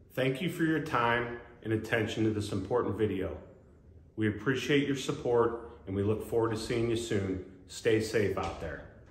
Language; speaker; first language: English; native; English